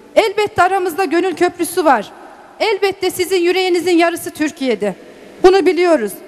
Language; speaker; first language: Turkish; native; Turkish